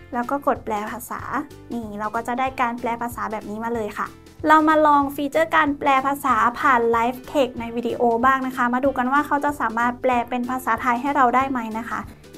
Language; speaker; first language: Thai; native; Thai